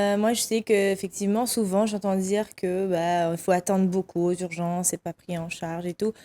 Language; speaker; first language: French; native; French